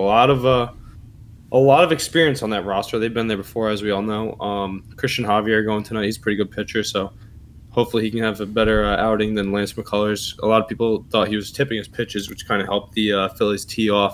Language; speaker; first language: English; native; English